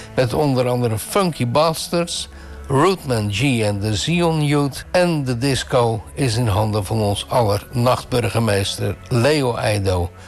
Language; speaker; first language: Dutch; native; Dutch